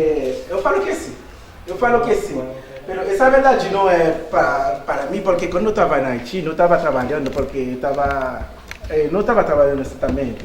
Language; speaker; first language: Portuguese; non-native, learner; Haitian Creole